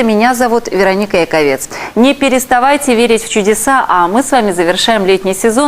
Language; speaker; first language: Russian; native; Russian